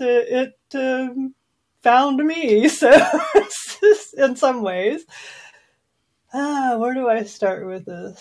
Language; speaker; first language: English; native; English